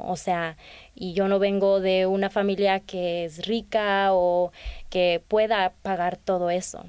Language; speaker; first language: Spanish; early bilingual, heritage; Spanish